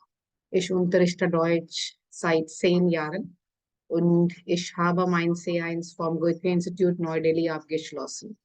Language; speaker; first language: German; non-native, fluent; Hindi